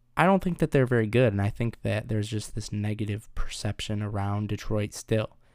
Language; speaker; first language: English; native; English